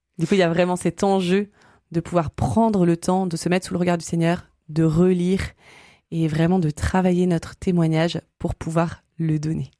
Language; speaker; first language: French; native; French